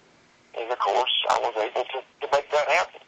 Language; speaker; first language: English; native; English